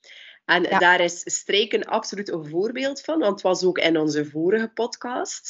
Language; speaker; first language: Dutch; native; Dutch